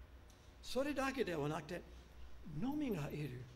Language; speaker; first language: Japanese; non-native, fluent; English